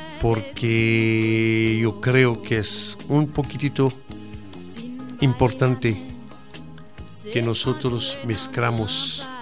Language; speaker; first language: Spanish; non-native, fluent; Haitian Creole